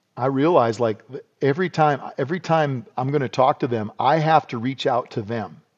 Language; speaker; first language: English; native; English